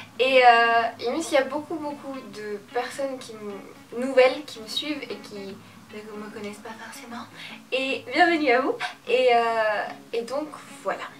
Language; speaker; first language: French; early bilingual, other home language; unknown